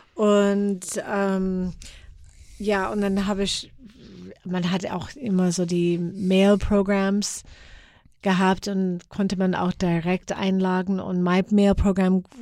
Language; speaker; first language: German; non-native, fluent; English